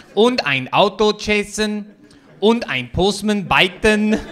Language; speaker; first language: German; non-native, learner; English